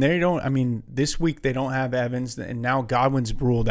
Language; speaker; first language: English; native; English